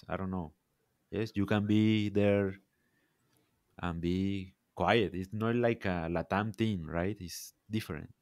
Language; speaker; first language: English; non-native, learner; Spanish